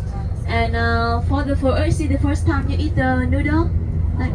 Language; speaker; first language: English; non-native, learner; Vietnamese